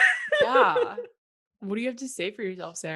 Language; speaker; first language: English; native; English